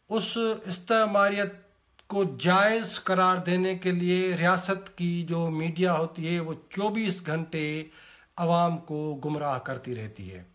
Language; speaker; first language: Urdu; non-native, local second language; Sindhi